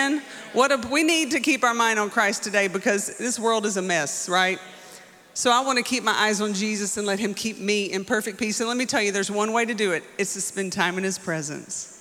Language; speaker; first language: English; native; English